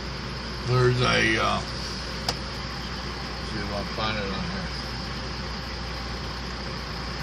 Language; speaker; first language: English; native; English